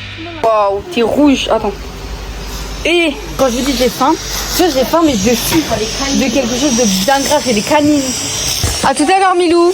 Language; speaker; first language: French; native; French